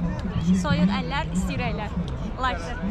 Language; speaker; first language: English; non-native, learner; Azerbaijani